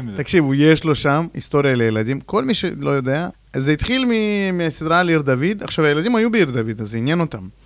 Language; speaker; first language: Hebrew; non-native, fluent; Russian